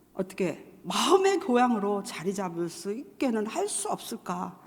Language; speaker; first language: Korean; native; Korean